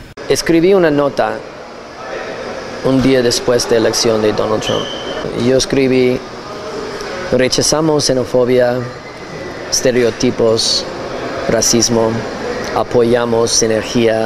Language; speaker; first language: Spanish; non-native, learner; English